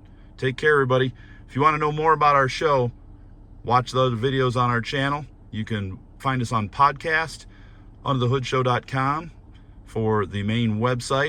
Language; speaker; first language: English; native; English